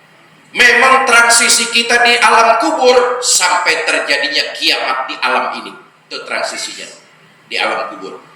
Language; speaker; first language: Indonesian; native; Indonesian